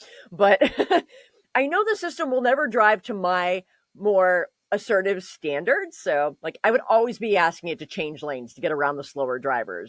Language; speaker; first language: English; native; English